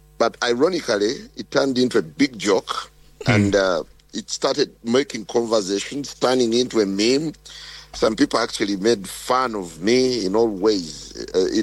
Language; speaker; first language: English; non-native, local second language; Ganda